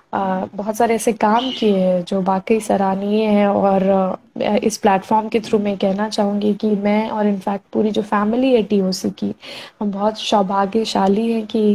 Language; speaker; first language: Hindi; native; Hindi